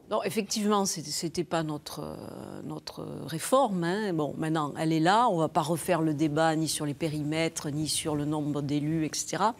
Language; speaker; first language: French; native; French